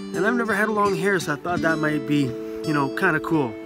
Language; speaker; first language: English; native; English